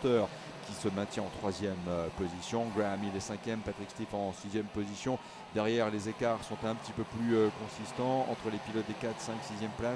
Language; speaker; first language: French; native; French